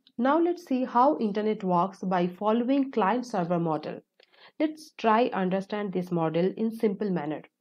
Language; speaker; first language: English; non-native, local second language; Bangla